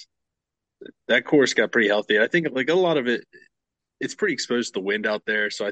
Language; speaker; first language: English; native; English